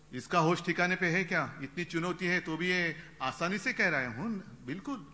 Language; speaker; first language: Hindi; non-native, local second language; Marathi